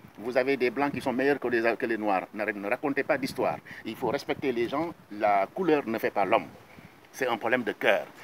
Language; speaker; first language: French; non-native, local second language; Wolof